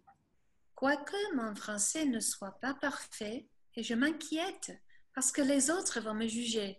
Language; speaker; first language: French; non-native, fluent; English